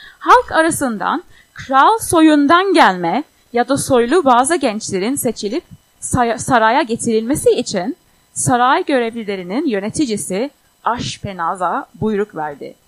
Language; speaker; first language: Turkish; non-native, fluent; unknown